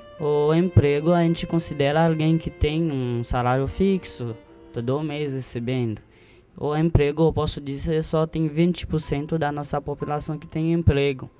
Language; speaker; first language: Portuguese; non-native, fluent; Haitian Creole